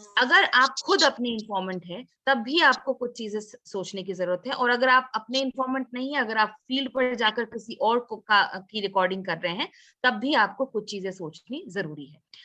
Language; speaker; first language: Hindi; non-native, local second language; Assamese